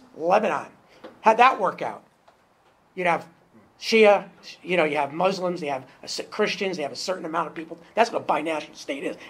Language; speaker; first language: English; native; English